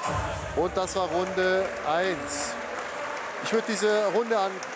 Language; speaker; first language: German; native; German